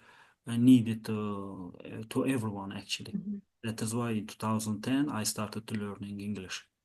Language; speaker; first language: English; non-native, learner; Azerbaijani